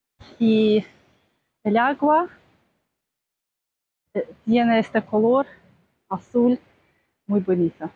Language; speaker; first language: Spanish; non-native, fluent; Russian